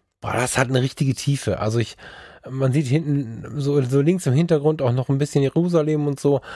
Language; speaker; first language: German; early bilingual, other home language; Turkish